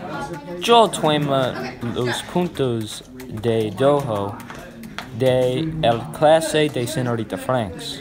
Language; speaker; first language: Spanish; non-native, learner; English